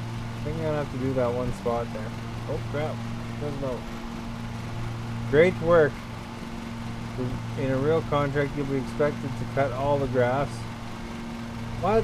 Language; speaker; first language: English; native; English